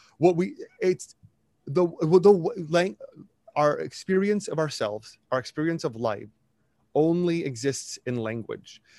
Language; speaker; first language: English; native; English